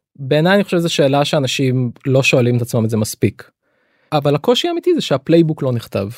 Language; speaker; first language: Hebrew; native; Hebrew